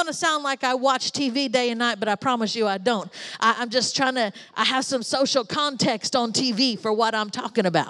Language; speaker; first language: English; native; English